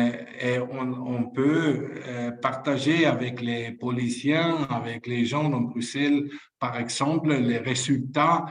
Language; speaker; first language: French; non-native, fluent; Spanish